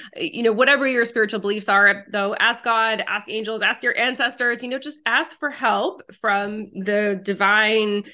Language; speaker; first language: English; early bilingual, other home language; French